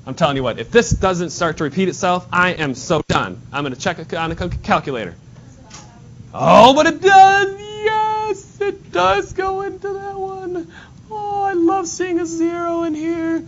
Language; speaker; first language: English; native; English